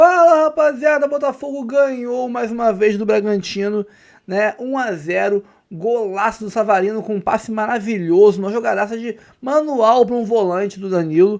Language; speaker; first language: Portuguese; native; Portuguese